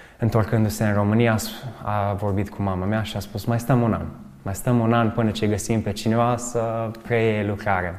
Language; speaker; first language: Romanian; early bilingual, other home language; English